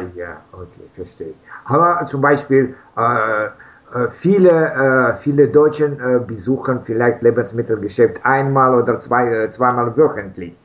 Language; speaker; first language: German; non-native, learner; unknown